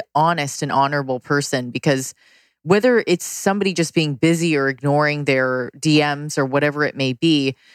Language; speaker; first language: English; native; English